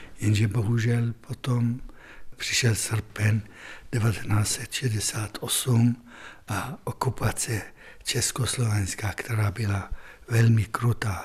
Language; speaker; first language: Czech; non-native, fluent; Arabic